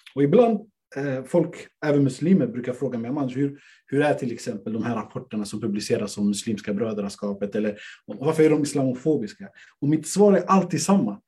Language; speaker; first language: Swedish; native; Swedish